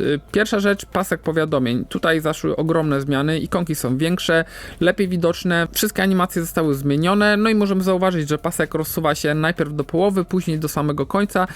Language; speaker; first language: Polish; native; Polish